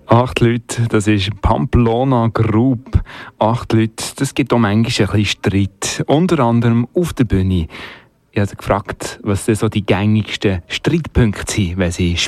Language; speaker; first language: German; native; German